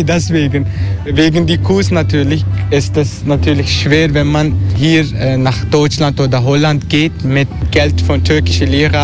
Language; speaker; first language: German; non-native, learner; Turkish